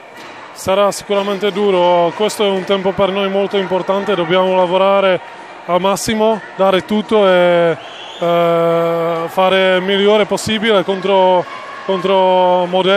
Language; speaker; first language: Italian; non-native, fluent; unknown